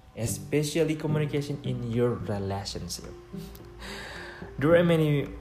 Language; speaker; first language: English; non-native, learner; Indonesian